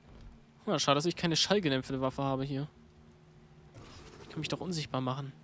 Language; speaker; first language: German; native; German